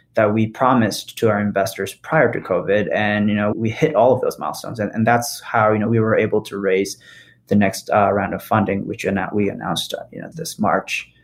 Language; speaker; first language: English; non-native, fluent; Japanese